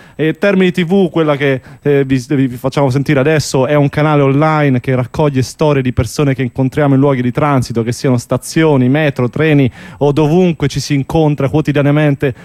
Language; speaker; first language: Italian; native; Italian